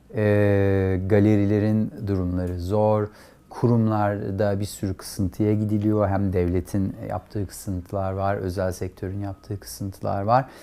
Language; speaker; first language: Turkish; native; Turkish